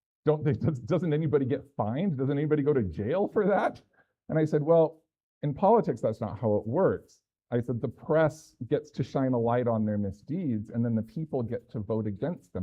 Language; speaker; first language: English; native; English